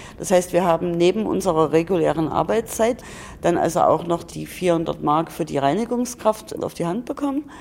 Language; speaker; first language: German; native; German